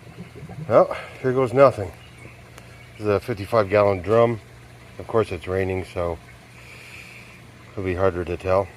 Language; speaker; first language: English; native; English